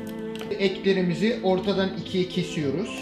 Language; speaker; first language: Turkish; native; Turkish